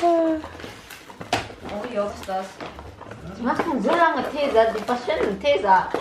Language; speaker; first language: German; early bilingual, other home language; Filipino